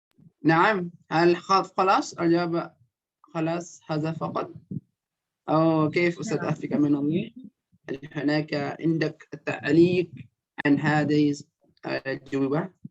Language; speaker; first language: Arabic; non-native, fluent; Indonesian